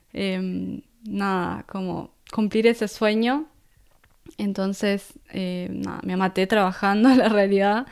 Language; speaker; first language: Spanish; native; Spanish